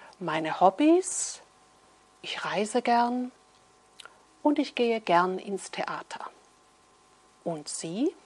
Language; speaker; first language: German; native; German